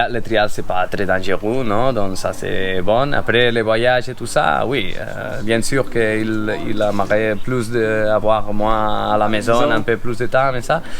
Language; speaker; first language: French; non-native, fluent; Spanish